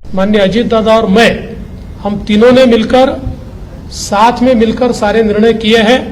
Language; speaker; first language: Hindi; non-native, local second language; Marathi